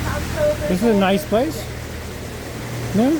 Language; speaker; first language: English; non-native, learner; Vietnamese